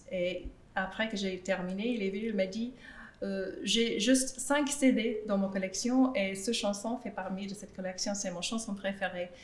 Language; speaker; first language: French; non-native, fluent; English